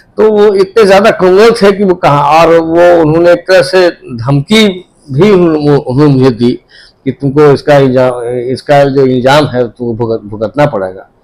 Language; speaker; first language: Hindi; native; Hindi